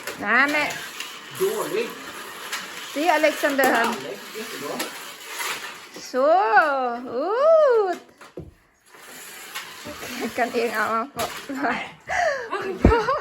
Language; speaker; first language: Swedish; non-native, learner; Thai